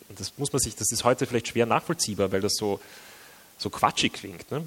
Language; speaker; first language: German; native; German